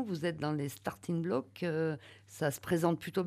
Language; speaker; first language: French; native; French